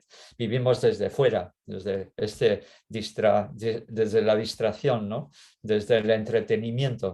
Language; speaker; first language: Spanish; native; Spanish